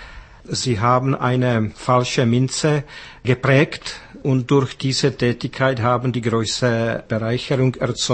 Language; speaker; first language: German; non-native, fluent; Czech